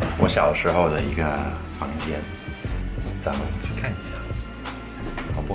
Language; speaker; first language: Chinese; non-native, fluent; English